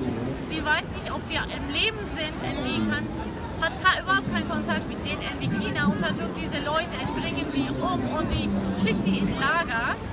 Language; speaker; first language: German; non-native, fluent; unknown